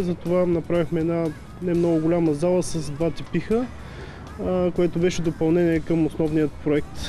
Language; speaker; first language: Bulgarian; native; Bulgarian